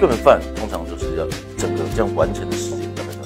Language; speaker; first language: Chinese; native; Chinese